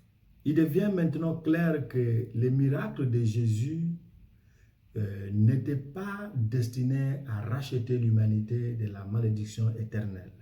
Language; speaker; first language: French; non-native, fluent; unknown